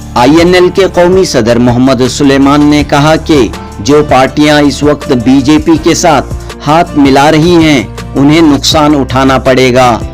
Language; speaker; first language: Hindi; non-native, local second language; Urdu